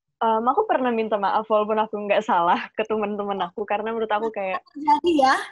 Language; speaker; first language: Indonesian; native; Indonesian